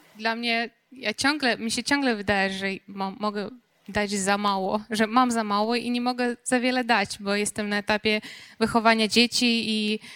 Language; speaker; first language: Polish; non-native, fluent; Ukrainian